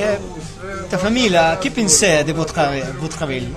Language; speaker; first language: French; non-native, learner; Spanish